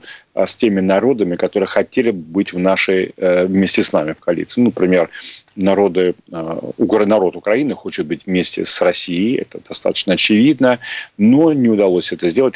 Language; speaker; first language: Russian; native; Russian